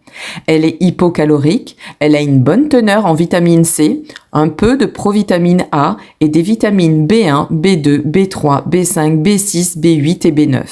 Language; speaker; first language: French; native; French